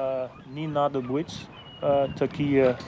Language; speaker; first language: Russian; non-native, fluent; English